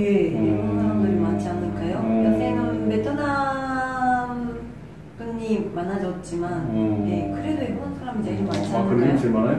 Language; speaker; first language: Korean; non-native, fluent; Japanese